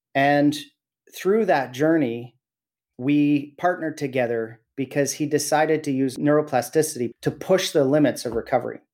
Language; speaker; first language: English; native; English